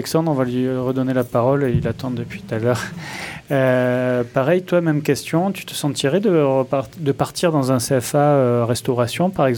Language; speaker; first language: French; native; French